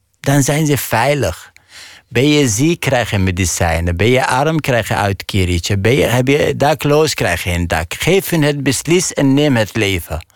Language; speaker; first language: Dutch; non-native, fluent; Arabic